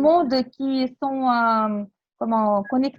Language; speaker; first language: French; non-native, fluent; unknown